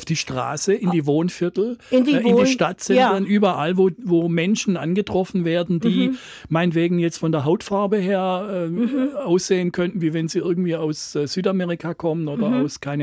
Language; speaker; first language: German; native; German